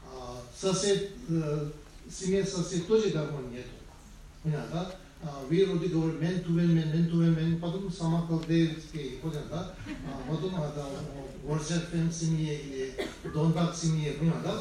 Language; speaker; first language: Russian; non-native, learner; Tibetan